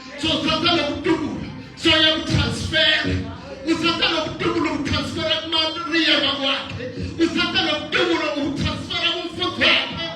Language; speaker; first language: Zulu; non-native, local second language; Swati